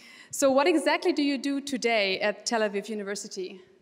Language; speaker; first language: English; non-native, fluent; German